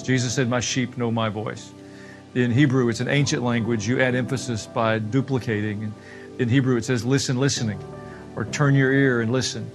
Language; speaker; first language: English; native; English